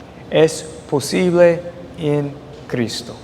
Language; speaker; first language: Spanish; non-native, fluent; English